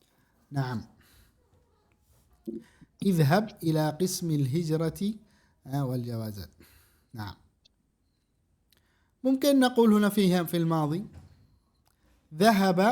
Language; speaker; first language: Arabic; non-native, fluent; Indonesian